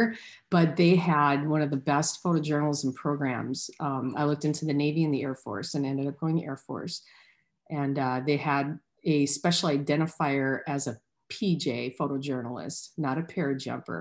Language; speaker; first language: English; native; English